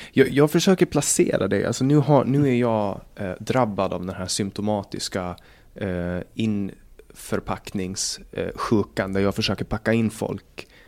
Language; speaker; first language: Swedish; native; Swedish